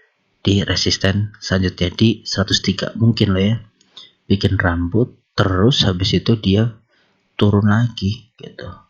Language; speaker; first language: Indonesian; native; Indonesian